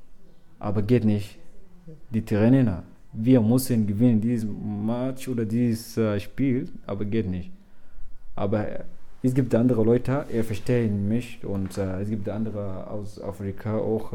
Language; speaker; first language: German; non-native, learner; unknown